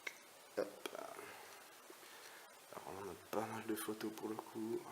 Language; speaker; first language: French; native; French